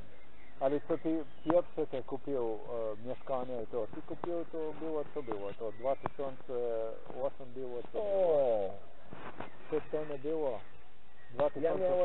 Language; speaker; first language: Polish; non-native, learner; Ukrainian